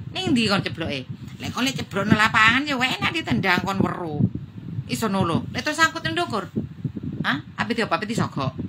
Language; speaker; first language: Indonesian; non-native, local second language; Javanese